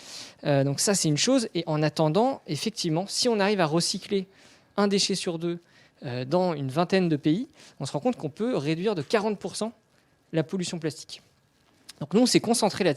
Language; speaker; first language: French; native; French